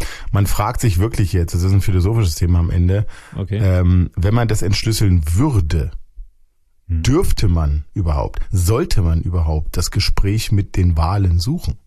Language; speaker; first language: German; native; German